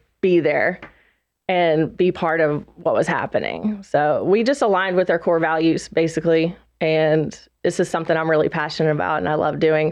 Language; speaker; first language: English; native; English